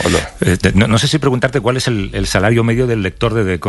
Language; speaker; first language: Spanish; native; Spanish